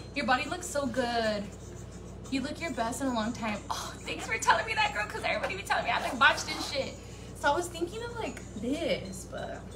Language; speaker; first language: English; early bilingual, other home language; Spanish